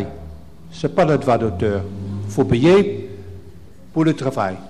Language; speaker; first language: French; non-native, fluent; Dutch